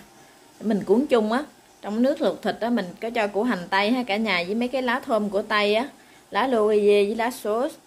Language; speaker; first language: Vietnamese; native; Vietnamese